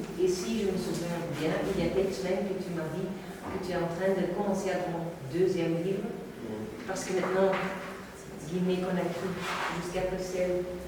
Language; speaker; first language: French; non-native, local second language; Dutch